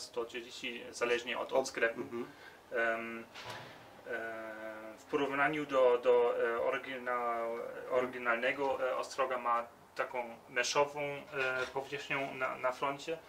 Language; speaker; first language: Polish; early bilingual, heritage; Polish